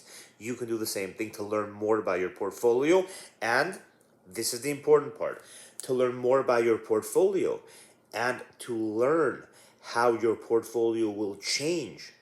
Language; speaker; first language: English; native; English